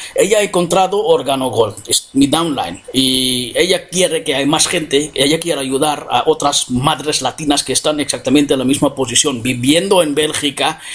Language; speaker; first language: Spanish; non-native, fluent; Dutch